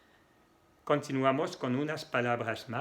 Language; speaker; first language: Spanish; non-native, fluent; French